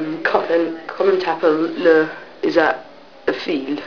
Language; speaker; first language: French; non-native, learner; English